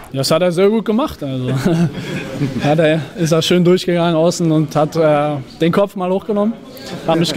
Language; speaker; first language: German; native; German